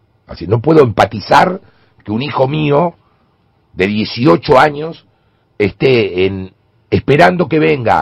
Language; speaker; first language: Spanish; native; Spanish